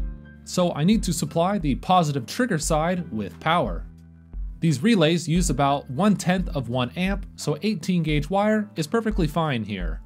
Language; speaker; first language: English; native; English